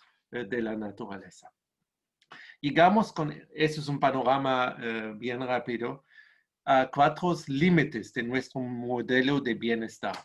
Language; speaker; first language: Spanish; non-native, fluent; German